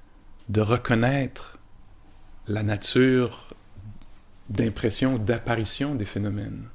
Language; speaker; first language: French; native; French